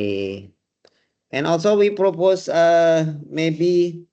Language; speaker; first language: English; non-native, learner; Indonesian